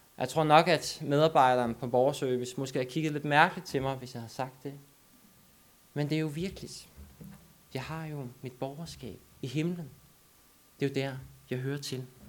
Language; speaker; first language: Danish; native; Danish